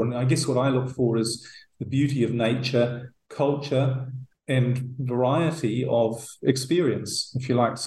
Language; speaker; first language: English; native; English